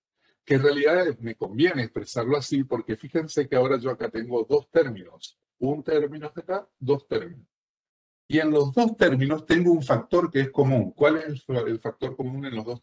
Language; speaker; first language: Spanish; native; Spanish